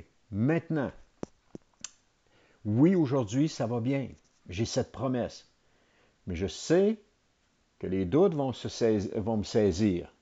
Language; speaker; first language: French; native; French